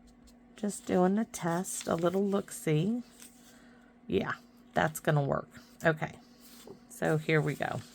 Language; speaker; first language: English; native; English